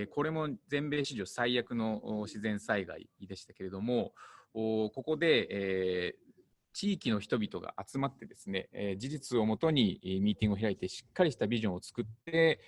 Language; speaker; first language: Japanese; native; Japanese